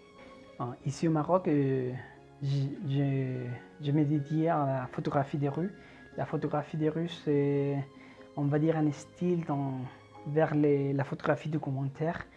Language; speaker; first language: French; non-native, fluent; Spanish